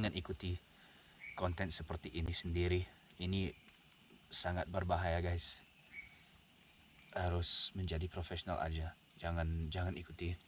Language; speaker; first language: Indonesian; non-native, fluent; English